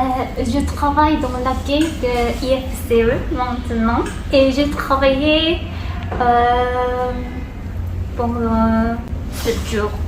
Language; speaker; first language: French; non-native, learner; Korean